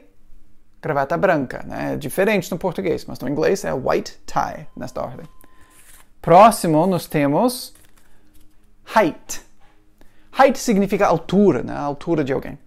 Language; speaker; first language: Portuguese; non-native, fluent; English